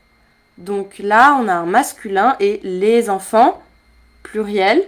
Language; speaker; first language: French; native; French